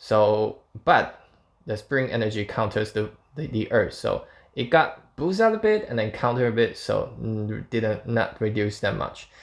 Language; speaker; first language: English; non-native, fluent; Chinese